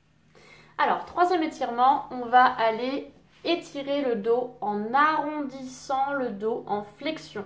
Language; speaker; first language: French; native; French